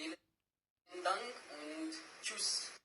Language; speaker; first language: German; non-native, learner; Arabic